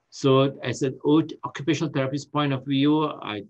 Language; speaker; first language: English; non-native, local second language; Tamil